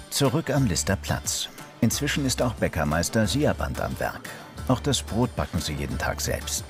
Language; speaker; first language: German; native; German